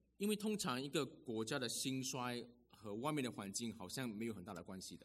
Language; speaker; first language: Chinese; native; Chinese